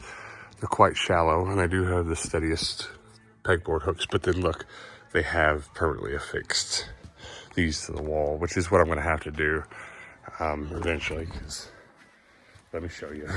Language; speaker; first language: English; native; English